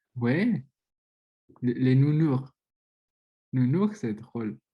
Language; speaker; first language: French; non-native, learner; Spanish